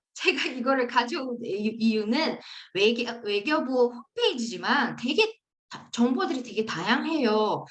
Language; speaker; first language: Korean; non-native, fluent; Uzbek